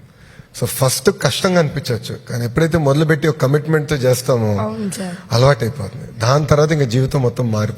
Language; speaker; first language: Telugu; native; Telugu